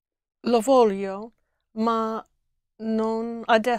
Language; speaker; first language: Italian; non-native, learner; English